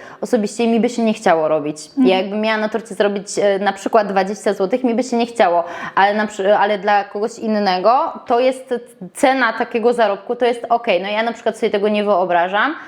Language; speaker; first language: Polish; native; Polish